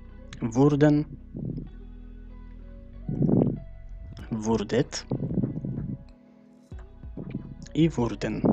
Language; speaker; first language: German; non-native, fluent; Macedonian